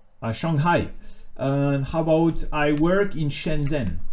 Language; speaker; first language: English; non-native, fluent; French